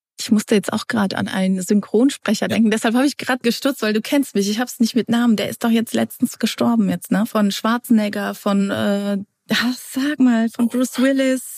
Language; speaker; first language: German; early bilingual, other home language; Romanian